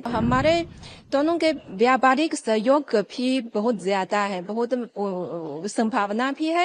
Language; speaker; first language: Hindi; non-native, fluent; Chinese